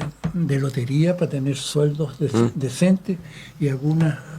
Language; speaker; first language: Spanish; native; Spanish